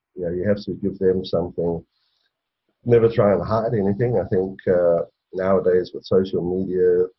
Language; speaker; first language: English; native; English